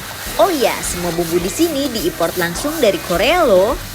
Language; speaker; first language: Indonesian; native; Indonesian